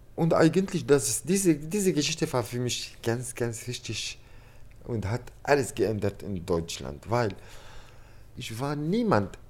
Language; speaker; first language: German; non-native, learner; Arabic